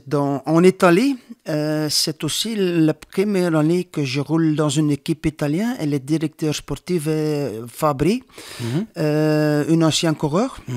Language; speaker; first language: French; non-native, learner; Dutch